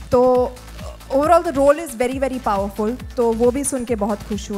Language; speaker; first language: Hindi; native; Hindi